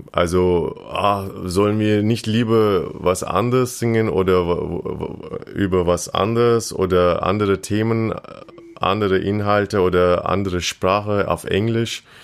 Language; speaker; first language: German; non-native, fluent; Turkish